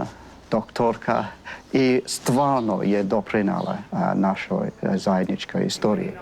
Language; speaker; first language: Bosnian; non-native, fluent; English